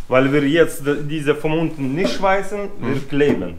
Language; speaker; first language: German; non-native, learner; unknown